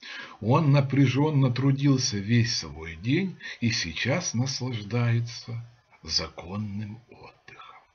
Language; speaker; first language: Russian; native; Russian